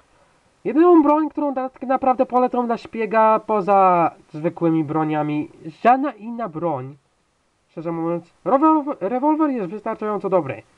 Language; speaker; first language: Polish; native; Polish